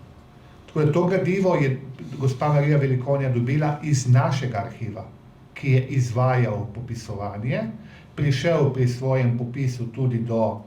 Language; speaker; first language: Slovenian; native; Slovenian